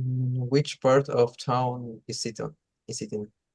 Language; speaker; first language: English; non-native, learner; Spanish